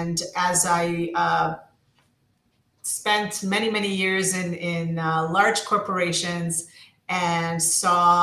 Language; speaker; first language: English; native; English